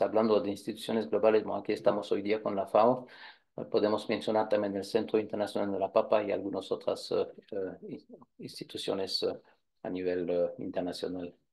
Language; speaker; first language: Spanish; non-native, fluent; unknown